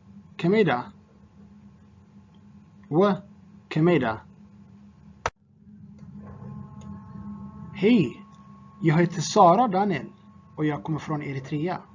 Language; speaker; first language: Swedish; non-native, fluent; Tigrinya